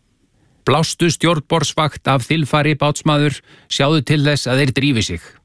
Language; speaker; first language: Icelandic; native; Icelandic